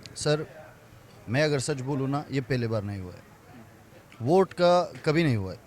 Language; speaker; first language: Hindi; non-native, fluent; Persian